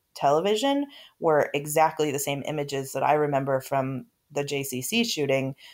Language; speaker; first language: English; native; English